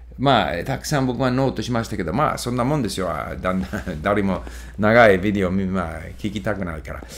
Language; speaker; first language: Japanese; non-native, fluent; English